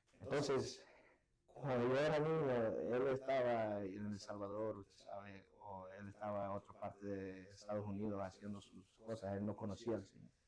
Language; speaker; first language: Spanish; early bilingual, heritage; Spanish